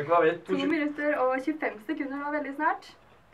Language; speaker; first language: Norwegian; native; Norwegian